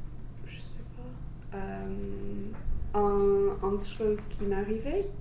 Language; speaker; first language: French; non-native, learner; English